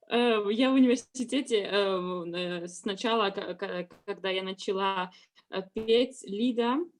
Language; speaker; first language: Russian; non-native, learner; Georgian